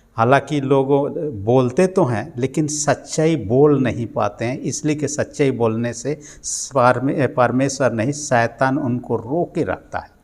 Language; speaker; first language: Hindi; native; Hindi